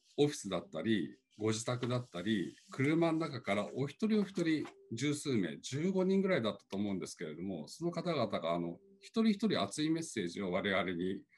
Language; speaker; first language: Japanese; native; Japanese